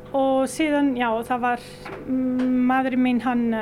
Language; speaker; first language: Icelandic; non-native, learner; Italian